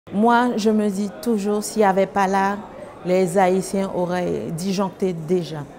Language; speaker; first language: French; non-native, local second language; Haitian Creole